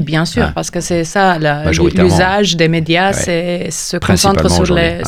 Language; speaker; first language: French; non-native, fluent; Romanian